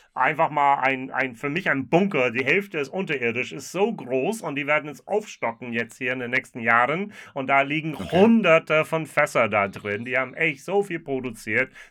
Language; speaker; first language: German; non-native, fluent; English